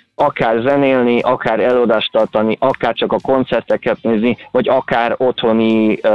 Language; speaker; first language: Hungarian; native; Hungarian